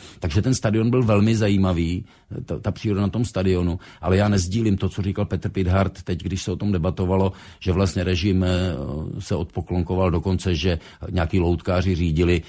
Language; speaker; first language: Czech; native; Czech